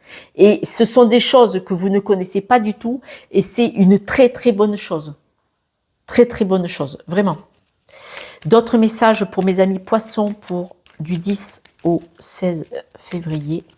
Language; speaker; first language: French; native; French